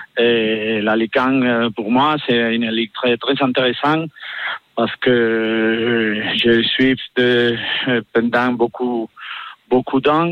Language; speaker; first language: French; non-native, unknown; Catalan